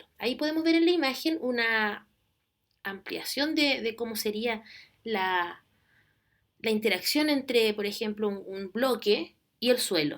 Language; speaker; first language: Spanish; native; Spanish